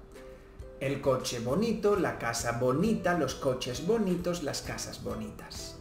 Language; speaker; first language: Spanish; native; Spanish